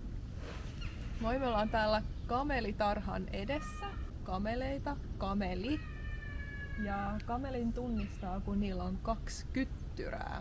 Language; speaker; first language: Finnish; native; Finnish